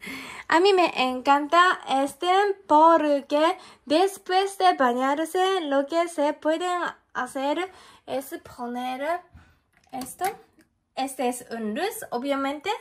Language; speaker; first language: Spanish; non-native, learner; Japanese